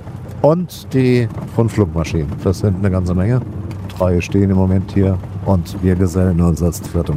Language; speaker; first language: German; native; German